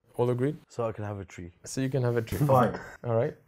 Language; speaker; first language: English; native; English